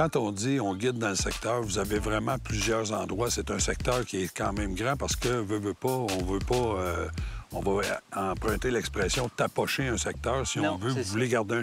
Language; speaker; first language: French; native; French